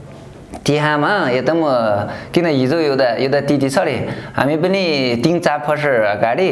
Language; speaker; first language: Nepali; non-native, learner; Chinese